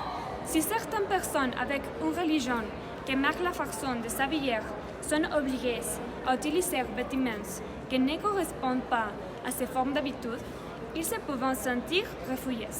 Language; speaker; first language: French; non-native, learner; Spanish